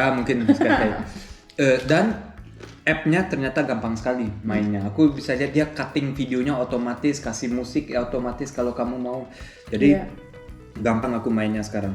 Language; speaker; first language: Indonesian; early bilingual, heritage; German